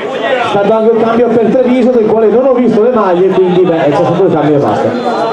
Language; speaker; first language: Italian; native; Italian